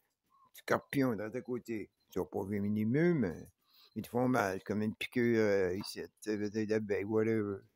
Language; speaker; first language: French; native; French